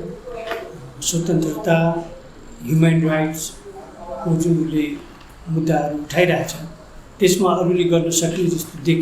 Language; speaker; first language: Nepali; native; Nepali